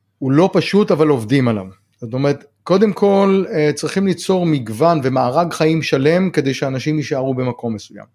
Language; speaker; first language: Hebrew; native; Hebrew